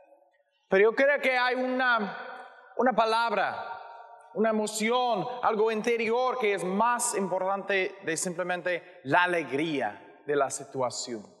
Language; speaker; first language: Spanish; non-native, learner; English